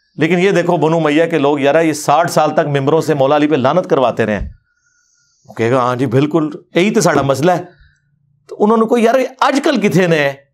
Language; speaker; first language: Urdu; non-native, local second language; Punjabi